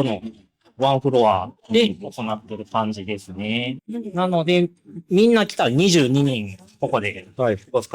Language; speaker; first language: Japanese; native; Japanese